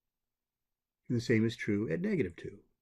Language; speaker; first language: English; native; English